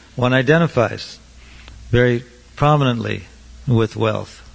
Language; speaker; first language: English; native; English